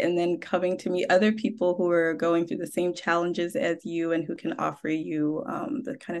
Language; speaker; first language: English; non-native, local second language; Akan